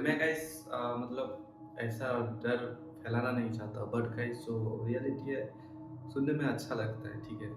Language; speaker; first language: Hindi; non-native, local second language; Bangla